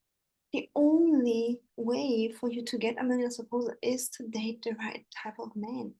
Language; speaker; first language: English; non-native, fluent; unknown